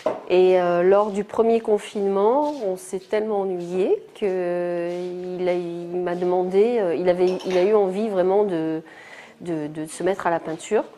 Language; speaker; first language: French; native; French